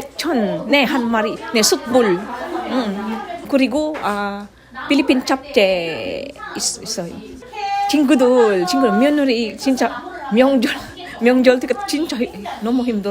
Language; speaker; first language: Korean; non-native, learner; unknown